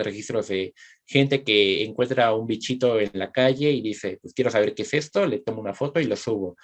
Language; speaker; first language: Spanish; native; Spanish